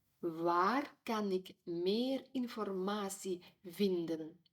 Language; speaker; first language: Dutch; non-native, fluent; Ukrainian